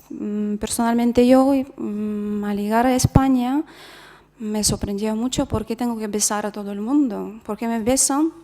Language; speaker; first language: Spanish; non-native, fluent; Russian